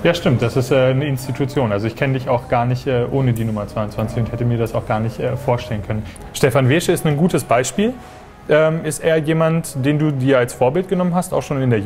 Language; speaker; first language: German; native; German